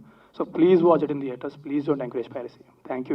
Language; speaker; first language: Telugu; native; Telugu